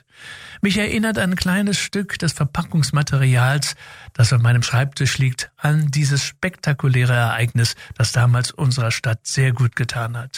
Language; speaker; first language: German; native; German